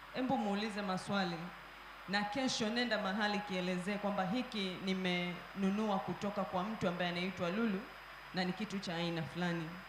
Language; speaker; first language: Swahili; native; Swahili